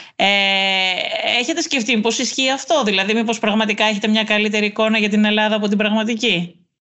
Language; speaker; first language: Greek; native; Greek